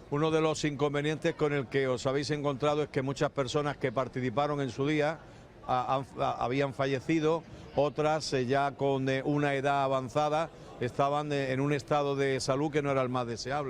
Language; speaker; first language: Spanish; native; Spanish